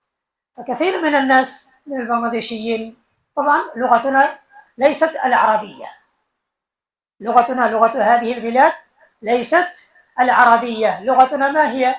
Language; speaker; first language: Arabic; non-native, fluent; Bangla